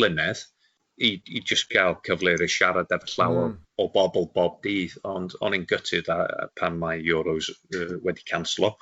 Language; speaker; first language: Welsh; non-native, local second language; English